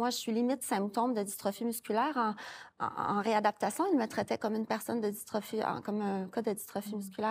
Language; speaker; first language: French; native; French